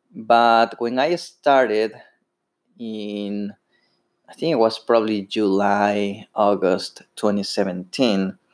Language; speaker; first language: English; non-native, fluent; Spanish